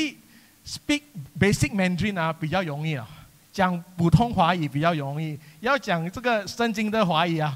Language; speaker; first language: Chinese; non-native, local second language; English